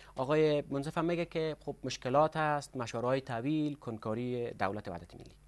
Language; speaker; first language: Persian; native; Persian